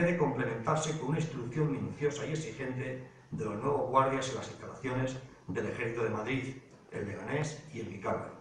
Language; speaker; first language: Spanish; native; Spanish